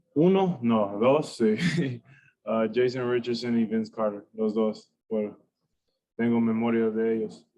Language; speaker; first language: Spanish; early bilingual, heritage; English